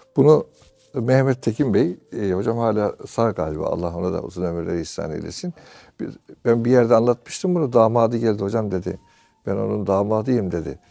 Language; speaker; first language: Turkish; native; Turkish